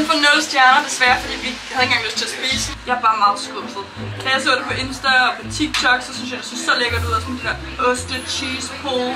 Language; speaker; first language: Danish; native; Danish